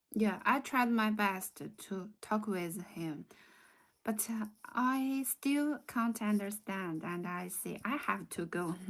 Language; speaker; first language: English; non-native, learner; Chinese